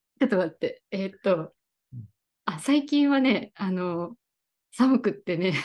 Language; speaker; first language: Japanese; native; Japanese